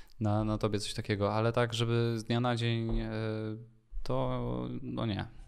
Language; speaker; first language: Polish; native; Polish